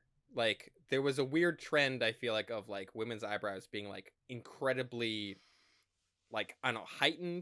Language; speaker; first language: English; native; English